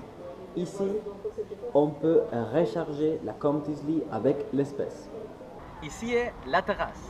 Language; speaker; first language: French; non-native, learner; Spanish